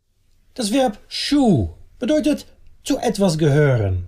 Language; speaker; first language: German; non-native, fluent; Dutch